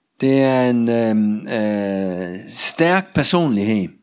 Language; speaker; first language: Danish; non-native, learner; Russian